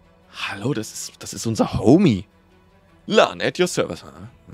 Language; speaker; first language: German; native; German